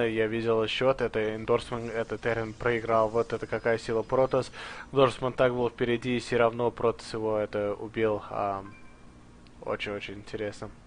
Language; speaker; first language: Russian; early bilingual, heritage; Russian